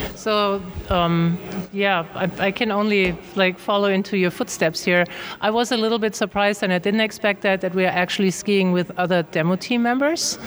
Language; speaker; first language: English; non-native, fluent; German